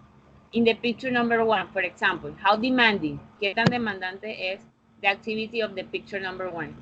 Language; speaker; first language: English; non-native, fluent; Spanish